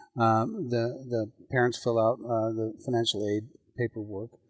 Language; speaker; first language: English; native; English